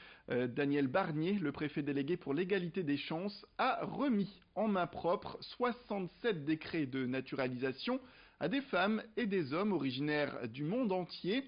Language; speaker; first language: French; native; French